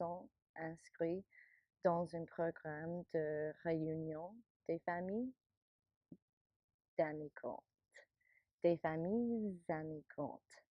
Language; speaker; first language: French; non-native, learner; English